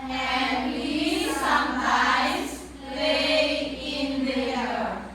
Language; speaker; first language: English; non-native, learner; Indonesian